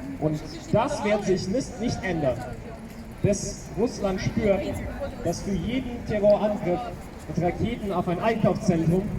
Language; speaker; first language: German; non-native, fluent; Ukrainian